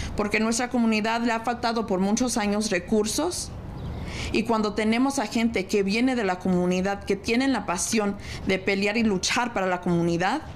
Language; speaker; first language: Spanish; early bilingual, heritage; Spanish